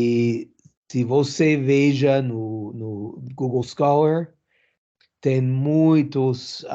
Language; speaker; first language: Portuguese; non-native, learner; English